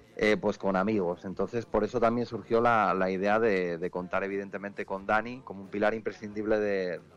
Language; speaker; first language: Spanish; native; Spanish